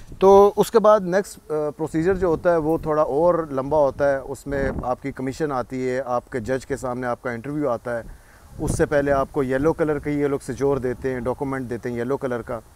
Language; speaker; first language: Urdu; non-native, local second language; Punjabi